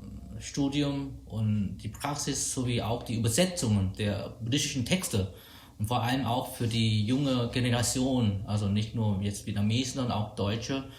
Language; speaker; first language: German; non-native, fluent; Vietnamese